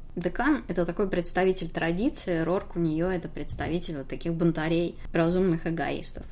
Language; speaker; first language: Russian; native; Russian